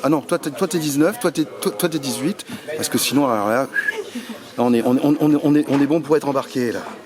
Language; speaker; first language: French; native; French